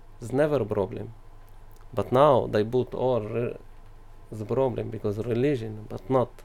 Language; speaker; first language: English; non-native, learner; Arabic